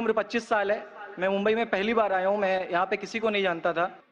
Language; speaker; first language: Hindi; native; Hindi